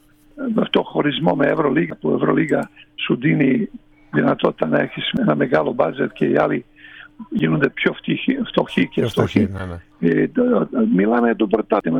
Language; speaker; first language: Greek; non-native, fluent; Serbian